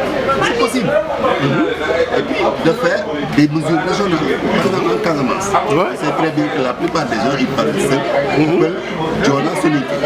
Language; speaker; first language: French; non-native, local second language; Wolof